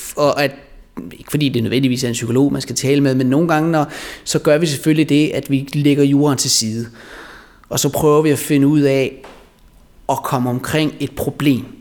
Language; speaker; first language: Danish; native; Danish